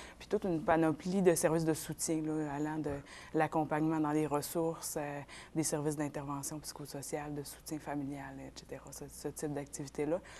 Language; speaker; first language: French; non-native, local second language; Innu-aimun